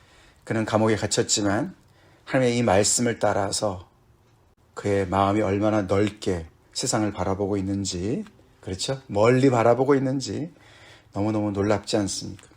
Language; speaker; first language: Korean; native; Korean